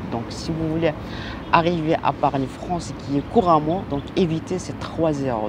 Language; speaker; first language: French; non-native, local second language; Arabic